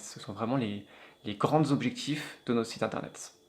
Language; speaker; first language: French; native; French